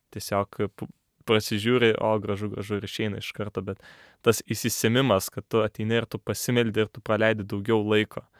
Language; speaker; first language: Lithuanian; native; Lithuanian